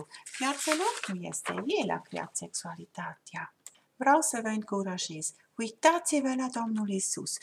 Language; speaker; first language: Romanian; non-native, fluent; German